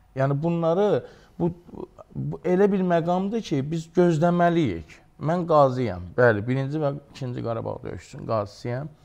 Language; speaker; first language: Azerbaijani; native; Azerbaijani